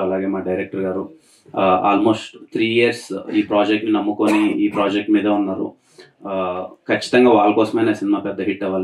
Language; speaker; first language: Telugu; native; Telugu